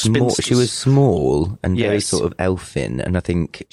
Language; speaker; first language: English; native; English